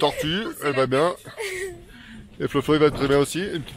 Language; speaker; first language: French; native; French